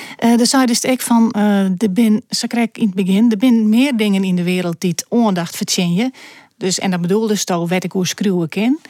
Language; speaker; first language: Dutch; native; Dutch